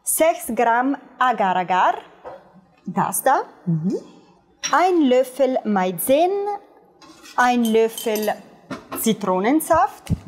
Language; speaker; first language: German; non-native, fluent; Italian